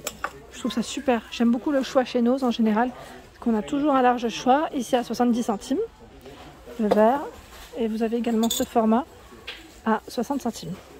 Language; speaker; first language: French; native; French